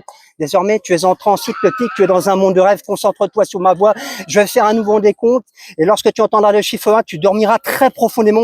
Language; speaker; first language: French; native; French